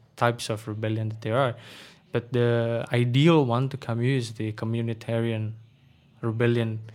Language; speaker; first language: English; non-native, fluent; Indonesian